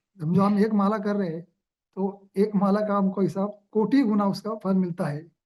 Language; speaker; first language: Hindi; non-native, local second language; Marathi